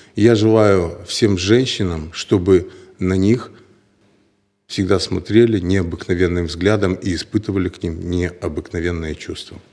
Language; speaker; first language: Russian; native; Russian